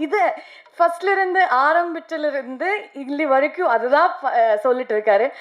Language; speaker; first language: Tamil; non-native, learner; Kannada